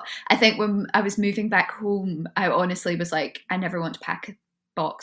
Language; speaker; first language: English; native; English